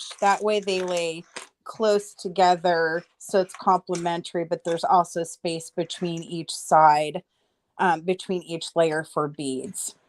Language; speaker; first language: English; native; English